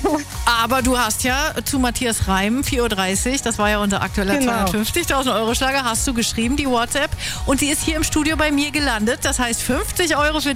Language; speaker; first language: German; native; German